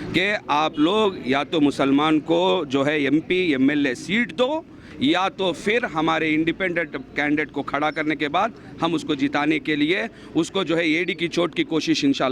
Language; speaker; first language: Urdu; native; Urdu